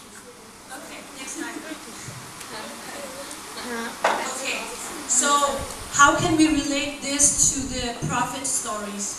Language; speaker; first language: English; non-native, fluent; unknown